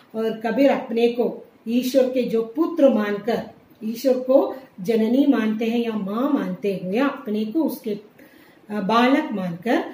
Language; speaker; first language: Hindi; non-native, local second language; Malayalam